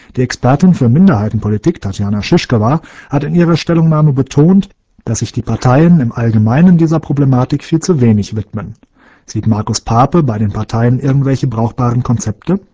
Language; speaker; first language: German; native; German